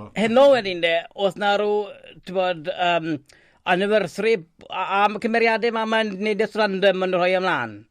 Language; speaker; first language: Welsh; native; Welsh